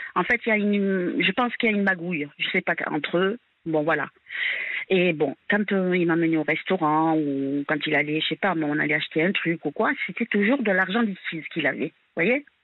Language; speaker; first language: French; native; French